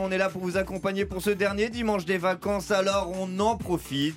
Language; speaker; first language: French; native; French